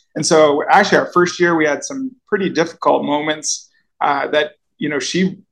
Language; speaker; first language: English; native; English